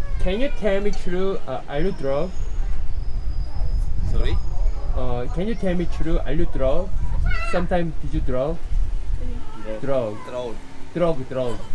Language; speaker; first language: English; non-native, learner; Korean